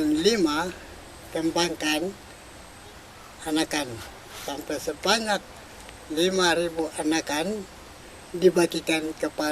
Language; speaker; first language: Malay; non-native, local second language; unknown